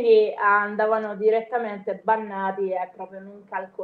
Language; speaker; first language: Italian; native; Italian